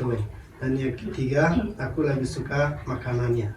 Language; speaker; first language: Indonesian; non-native, fluent; Hazaragi